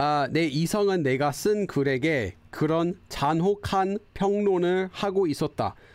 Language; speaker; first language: Korean; non-native, fluent; English